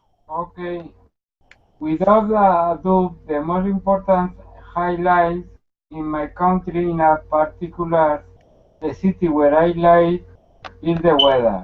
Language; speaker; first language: English; non-native, learner; Spanish